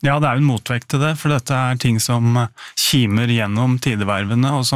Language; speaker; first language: Norwegian; native; Norwegian